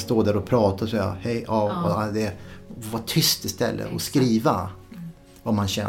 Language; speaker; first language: Swedish; native; Swedish